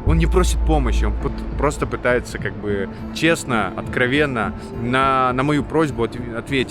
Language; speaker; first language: Russian; native; Russian